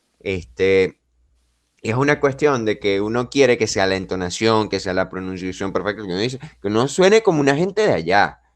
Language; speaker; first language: Spanish; native; Spanish